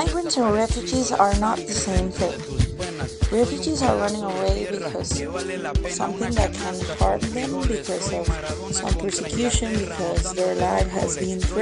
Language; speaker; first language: English; non-native, fluent; Spanish